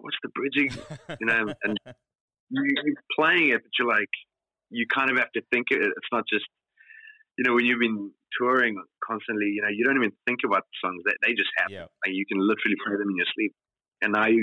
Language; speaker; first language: English; native; English